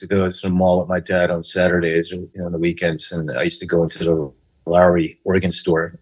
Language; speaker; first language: English; native; English